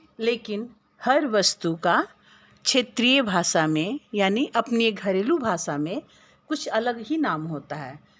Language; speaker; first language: Hindi; native; Hindi